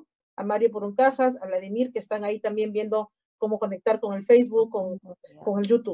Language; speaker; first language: Spanish; native; Spanish